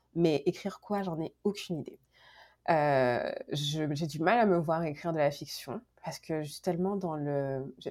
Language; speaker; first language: French; native; French